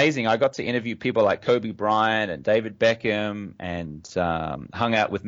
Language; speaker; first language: English; native; English